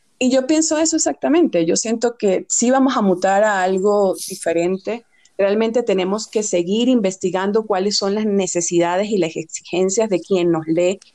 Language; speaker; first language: Spanish; native; Spanish